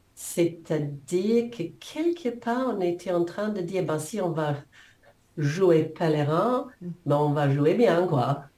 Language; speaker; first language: French; non-native, fluent; English